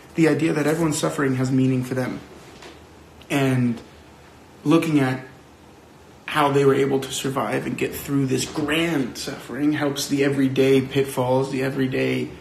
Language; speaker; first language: English; early bilingual, other home language; Spanish